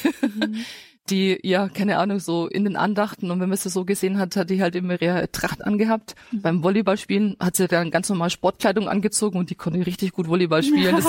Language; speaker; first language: German; native; German